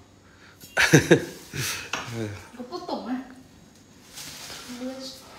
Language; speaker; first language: Chinese; non-native, learner; Vietnamese